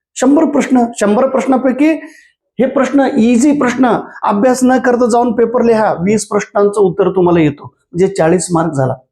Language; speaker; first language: Marathi; non-native, local second language; Kannada